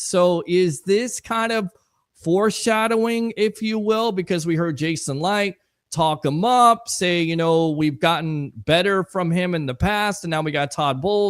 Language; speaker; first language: English; native; English